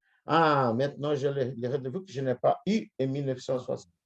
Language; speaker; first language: French; non-native, fluent; Portuguese